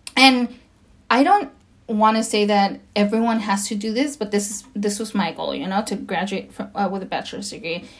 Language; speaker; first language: English; native; English